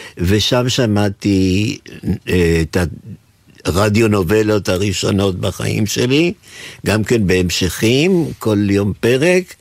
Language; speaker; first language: Hebrew; non-native, fluent; Spanish